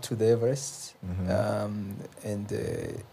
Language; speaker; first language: English; non-native, local second language; Kikuyu